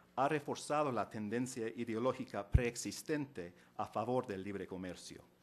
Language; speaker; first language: Spanish; non-native, fluent; English